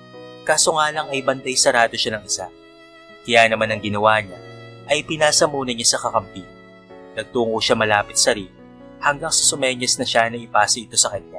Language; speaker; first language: Filipino; native; Filipino